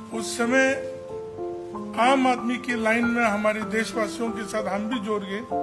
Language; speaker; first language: Hindi; non-native, local second language; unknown